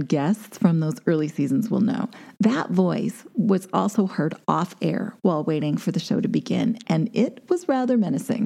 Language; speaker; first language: English; native; English